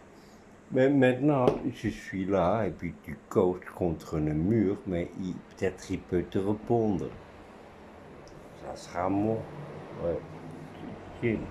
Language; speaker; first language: French; non-native, fluent; Dutch